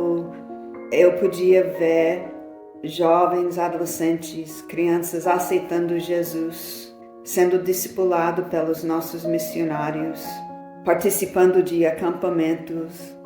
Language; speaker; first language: Portuguese; non-native, fluent; English